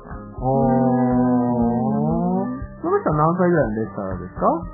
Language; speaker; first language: Japanese; native; Japanese